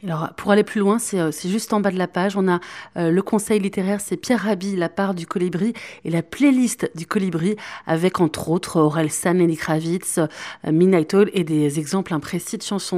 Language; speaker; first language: French; native; French